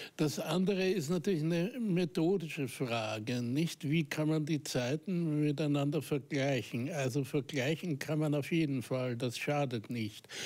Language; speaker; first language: German; native; German